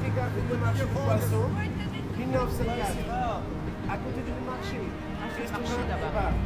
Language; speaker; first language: French; non-native, learner; Portuguese